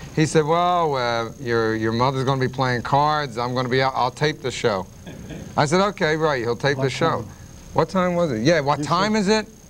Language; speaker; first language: English; native; English